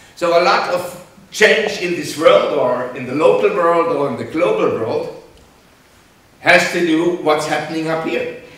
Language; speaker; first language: English; non-native, fluent; German